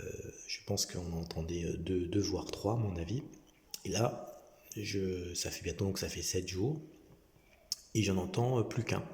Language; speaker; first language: French; native; French